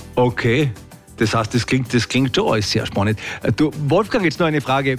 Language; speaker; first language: German; native; German